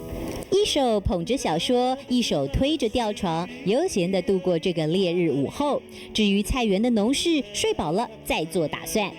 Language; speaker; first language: Chinese; native; Chinese